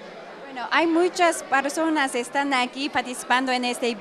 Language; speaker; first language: Spanish; non-native, learner; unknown